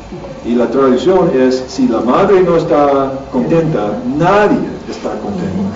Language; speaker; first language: Spanish; non-native, learner; English